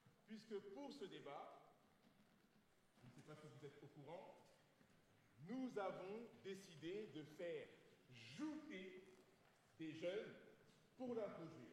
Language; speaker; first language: French; native; French